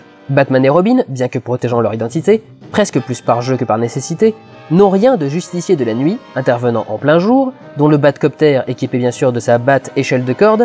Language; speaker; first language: French; native; French